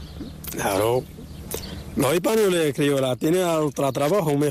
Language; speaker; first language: Spanish; non-native, learner; Arabic